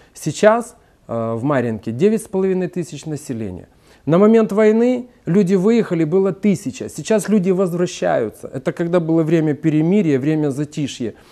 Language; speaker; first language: Russian; native; Russian